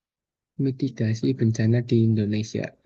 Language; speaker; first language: Indonesian; native; Indonesian